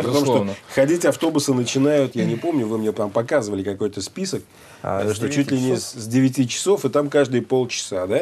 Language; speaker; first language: Russian; native; Russian